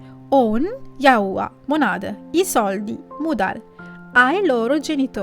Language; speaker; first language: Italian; non-native, fluent; Sinhala